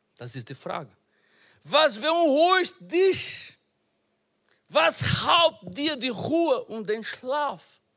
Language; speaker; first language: German; non-native, learner; Portuguese